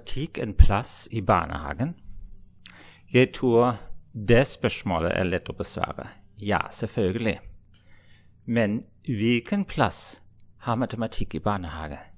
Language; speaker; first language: Norwegian; non-native, fluent; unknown